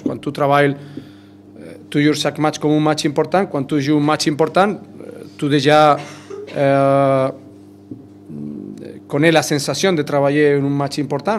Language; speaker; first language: French; non-native, fluent; Spanish